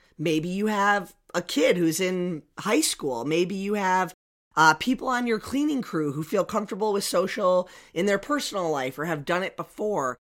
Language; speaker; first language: English; native; English